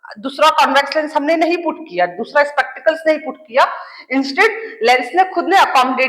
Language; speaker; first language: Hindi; native; Hindi